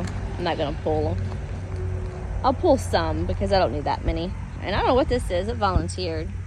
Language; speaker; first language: English; native; English